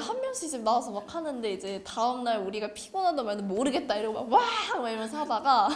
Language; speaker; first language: Korean; native; Korean